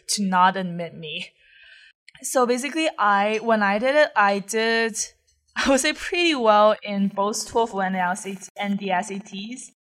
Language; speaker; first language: English; non-native, fluent; Chinese